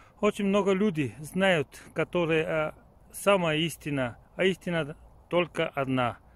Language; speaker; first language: Russian; non-native, learner; Bulgarian